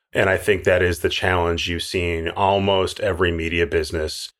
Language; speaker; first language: English; native; English